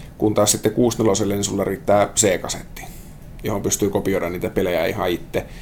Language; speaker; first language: Finnish; native; Finnish